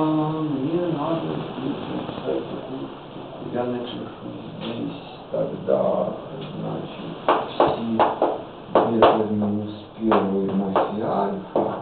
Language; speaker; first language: Russian; native; Russian